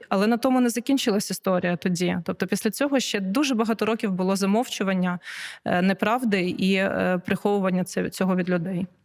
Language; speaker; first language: Ukrainian; non-native, local second language; Russian